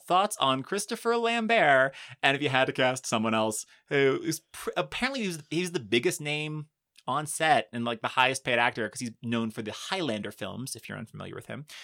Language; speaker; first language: English; native; English